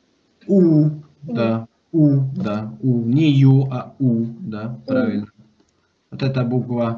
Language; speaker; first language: Russian; non-native, fluent; Spanish